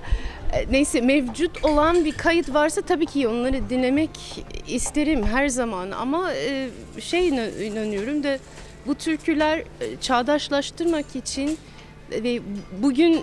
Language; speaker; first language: Turkish; non-native, fluent; English